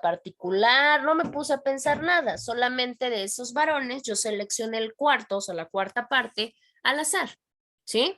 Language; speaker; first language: Spanish; native; Spanish